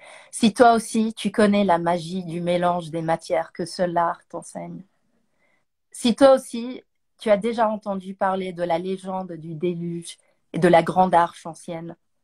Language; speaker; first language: French; early bilingual, other home language; English